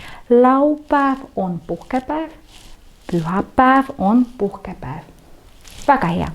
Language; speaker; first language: Estonian; non-native, local second language; Russian